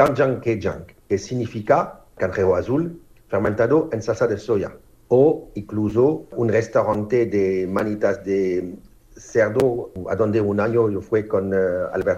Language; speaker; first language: Spanish; non-native, fluent; French